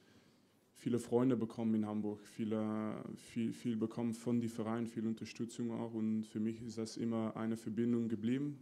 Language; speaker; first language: German; non-native, fluent; French